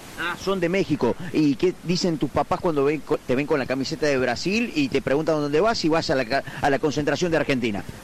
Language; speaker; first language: Spanish; native; Spanish